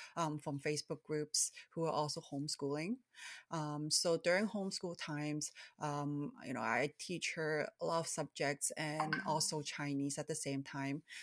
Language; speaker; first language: English; early bilingual, other home language; Cantonese